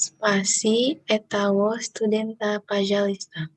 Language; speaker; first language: Russian; non-native, learner; Indonesian